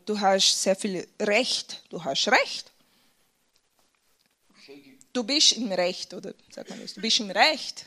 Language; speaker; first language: German; non-native, fluent; Portuguese